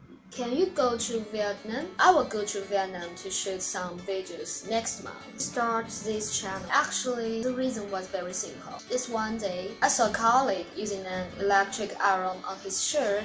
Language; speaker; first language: English; non-native, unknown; Chinese